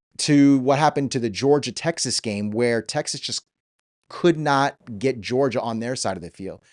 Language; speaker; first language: English; native; English